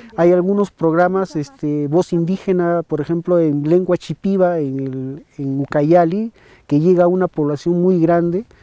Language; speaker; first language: Spanish; native; Spanish